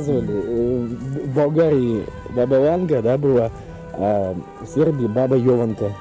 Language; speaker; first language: Russian; native; Russian